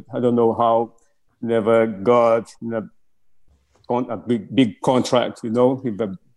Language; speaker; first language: English; non-native, fluent; Portuguese